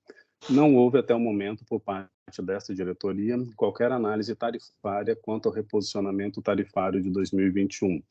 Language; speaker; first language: Portuguese; native; Portuguese